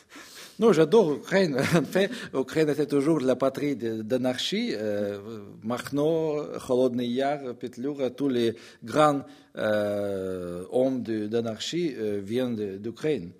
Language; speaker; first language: French; non-native, fluent; Russian